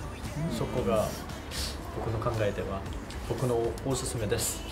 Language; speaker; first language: Japanese; non-native, fluent; Korean